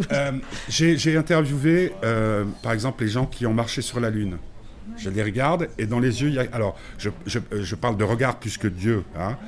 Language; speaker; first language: French; non-native, fluent; Spanish